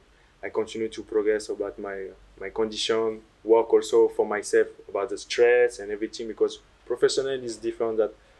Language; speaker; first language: English; non-native, learner; French